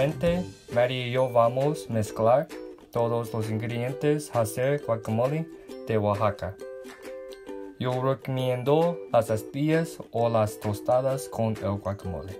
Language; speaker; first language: Spanish; non-native, learner; English